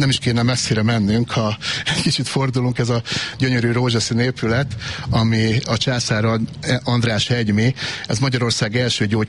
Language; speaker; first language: Hungarian; native; Hungarian